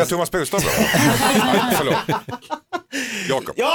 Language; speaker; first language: Swedish; native; Swedish